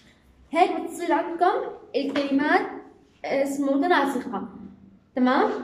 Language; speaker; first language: Arabic; native; Arabic